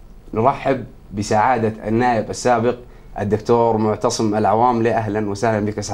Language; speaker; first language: Arabic; native; Arabic